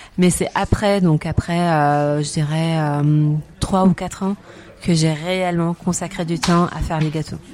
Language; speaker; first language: French; non-native, fluent; Arabic